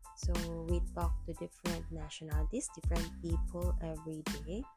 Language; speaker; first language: English; non-native, local second language; Cebuano